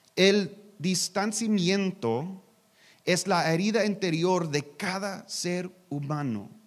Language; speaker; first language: Spanish; non-native, learner; English